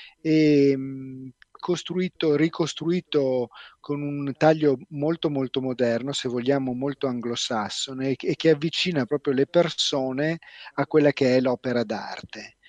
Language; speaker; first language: Italian; native; Italian